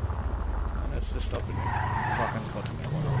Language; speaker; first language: English; native; English